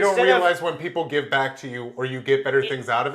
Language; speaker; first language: English; native; English